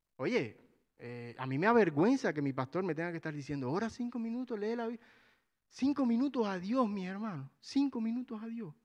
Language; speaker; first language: Spanish; native; Spanish